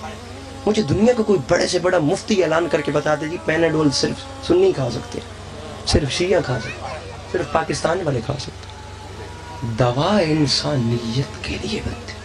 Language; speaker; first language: Urdu; native; Urdu